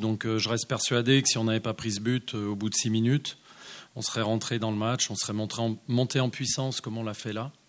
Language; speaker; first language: French; native; French